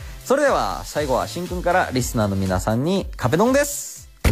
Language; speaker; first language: Japanese; non-native, fluent; Korean